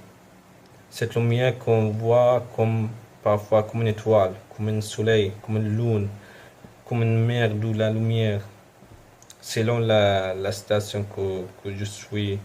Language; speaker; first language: French; non-native, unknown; Arabic